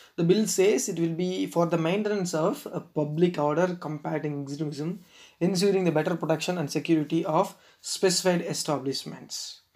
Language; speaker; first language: English; non-native, local second language; Tamil